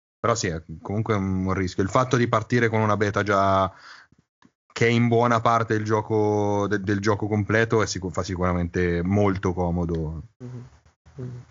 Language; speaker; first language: Italian; native; Italian